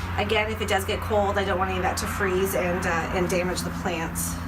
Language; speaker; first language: English; native; English